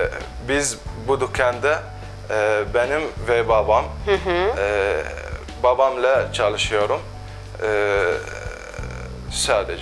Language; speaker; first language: Turkish; non-native, local second language; Arabic